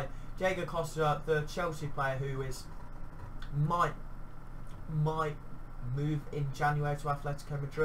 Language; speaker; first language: English; native; English